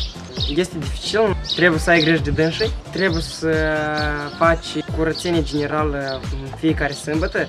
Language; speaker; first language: Romanian; native; Romanian